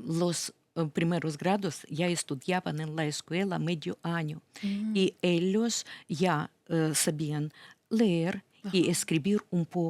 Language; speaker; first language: Spanish; non-native, fluent; Ukrainian